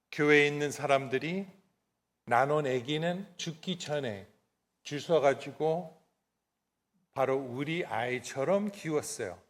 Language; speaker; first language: Korean; non-native, fluent; English